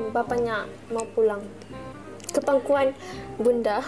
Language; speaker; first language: Indonesian; non-native, learner; Malay